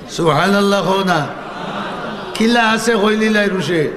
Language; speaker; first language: Bangla; non-native, local second language; Sylheti